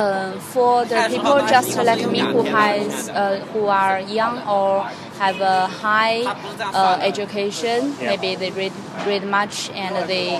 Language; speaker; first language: English; non-native, fluent; Chinese